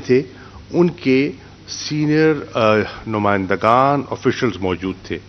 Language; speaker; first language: Urdu; non-native, local second language; Saraiki